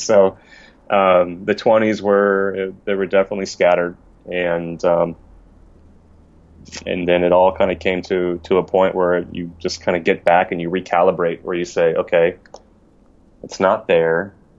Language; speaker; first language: English; native; English